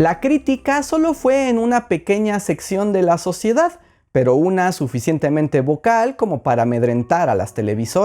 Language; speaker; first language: Spanish; native; Spanish